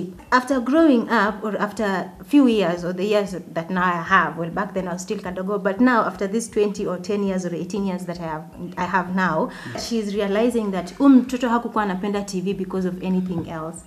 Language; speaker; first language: English; non-native, local second language; Swahili